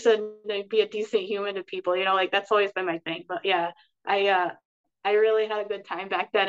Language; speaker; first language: English; native; English